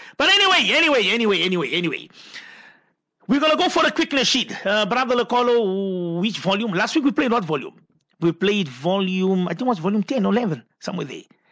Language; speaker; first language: English; native; English